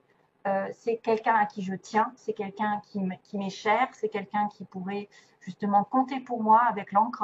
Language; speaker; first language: French; native; French